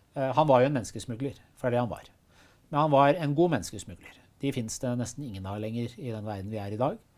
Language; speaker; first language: Norwegian; early bilingual, other home language; Persian